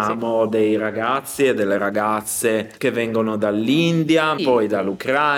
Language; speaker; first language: Italian; native; Italian